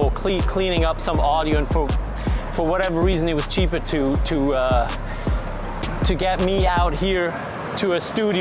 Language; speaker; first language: English; non-native, fluent; Swiss German